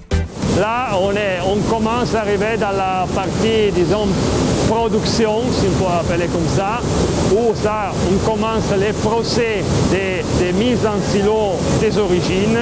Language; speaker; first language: French; non-native, fluent; Italian